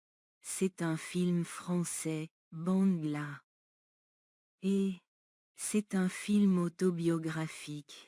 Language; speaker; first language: French; non-native, learner; Bangla